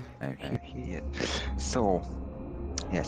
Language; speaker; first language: English; non-native, learner; German